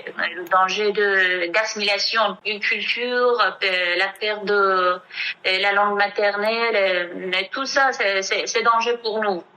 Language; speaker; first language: French; non-native, fluent; Kurdish